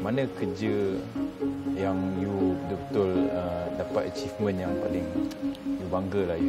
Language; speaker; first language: Malay; native; Malay